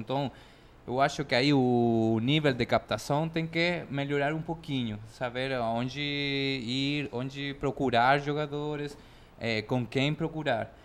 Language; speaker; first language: Portuguese; non-native, fluent; Spanish